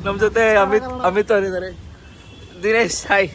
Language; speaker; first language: Kannada; native; Kannada